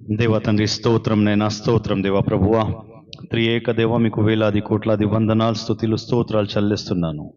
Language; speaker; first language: Telugu; non-native, local second language; Urdu